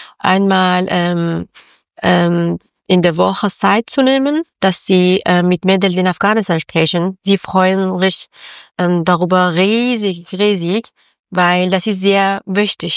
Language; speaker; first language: German; non-native, learner; Persian